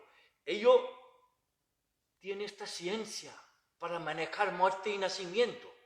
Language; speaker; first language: Spanish; non-native, learner; Bangla